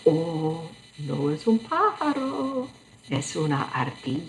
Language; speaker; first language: Spanish; non-native, fluent; English